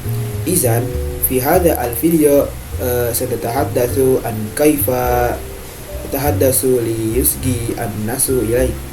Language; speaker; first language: Arabic; non-native, learner; Indonesian